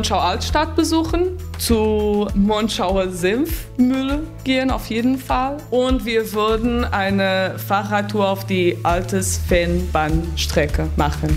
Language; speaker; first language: German; non-native, fluent; Portuguese